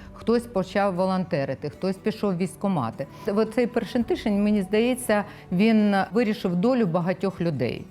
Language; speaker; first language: Ukrainian; non-native, local second language; Russian